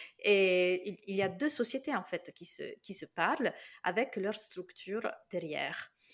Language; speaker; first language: French; non-native, fluent; Italian